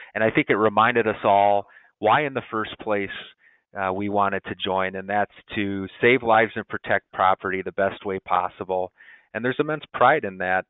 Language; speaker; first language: English; native; English